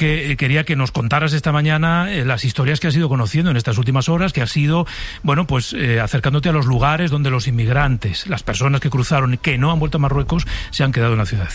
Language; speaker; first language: Spanish; native; Spanish